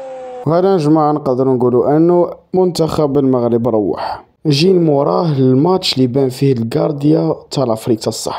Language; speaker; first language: Arabic; native; Arabic